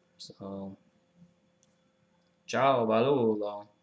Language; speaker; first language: Spanish; non-native, learner; English